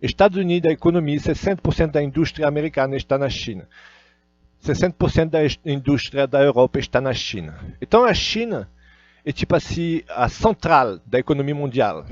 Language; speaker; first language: Portuguese; non-native, fluent; Russian